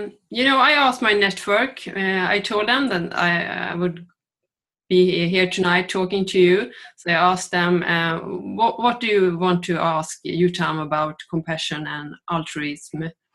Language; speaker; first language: English; non-native, fluent; Swedish